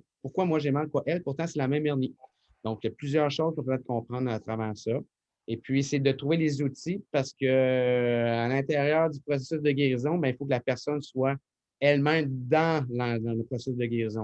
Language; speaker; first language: French; native; French